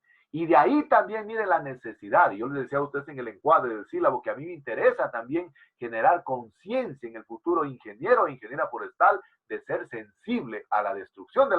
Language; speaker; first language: Spanish; native; Spanish